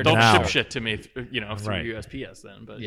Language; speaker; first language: English; native; English